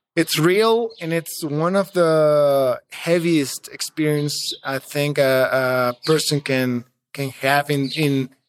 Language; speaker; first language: English; non-native, fluent; Spanish